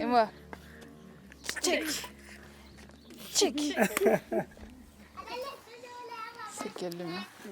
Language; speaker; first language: French; native; French